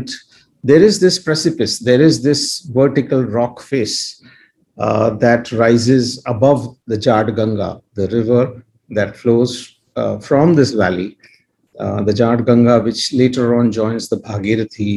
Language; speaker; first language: English; non-native, local second language; Hindi